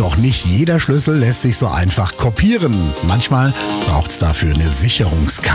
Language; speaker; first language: German; native; German